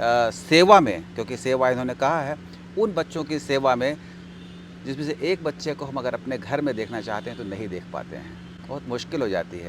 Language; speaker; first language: Hindi; native; Hindi